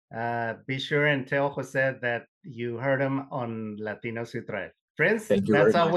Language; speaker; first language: English; early bilingual, other home language; Spanish